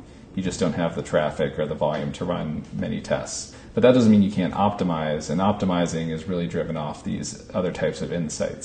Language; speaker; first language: English; native; English